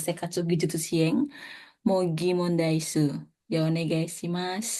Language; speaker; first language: Japanese; non-native, fluent; Indonesian